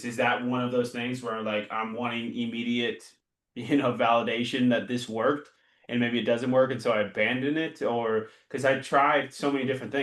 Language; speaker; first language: English; native; English